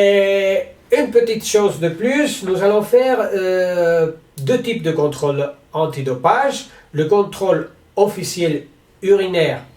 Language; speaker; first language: French; non-native, learner; Spanish